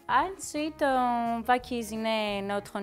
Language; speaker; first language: French; non-native, learner; Greek